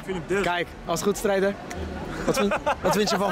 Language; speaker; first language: Dutch; native; Dutch